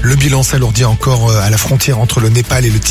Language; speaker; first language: French; native; French